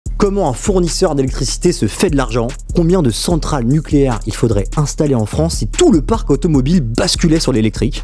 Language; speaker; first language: French; native; French